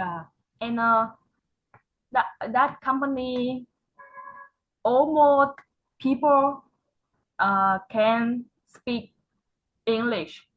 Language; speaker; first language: English; non-native, learner; Vietnamese